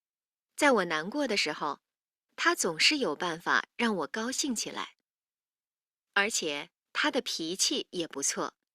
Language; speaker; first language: Chinese; non-native, learner; Indonesian